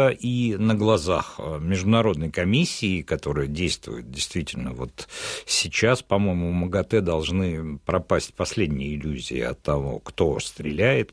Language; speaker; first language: Russian; native; Russian